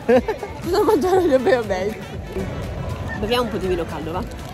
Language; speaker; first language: Italian; native; Italian